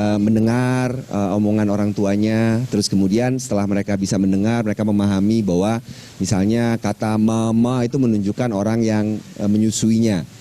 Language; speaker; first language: Indonesian; non-native, local second language; Minangkabau